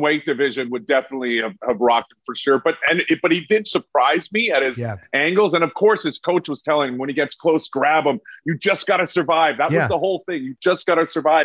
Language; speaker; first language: English; native; English